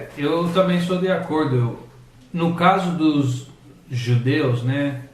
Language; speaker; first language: Portuguese; non-native, fluent; English